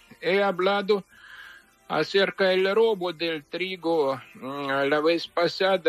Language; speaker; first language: Spanish; non-native, fluent; Ukrainian